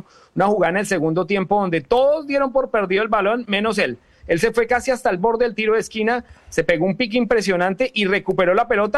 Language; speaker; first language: Spanish; native; Spanish